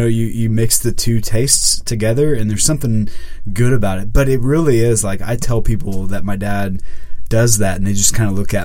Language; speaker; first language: English; native; English